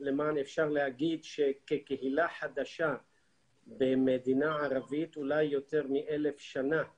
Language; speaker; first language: Hebrew; non-native, fluent; Arabic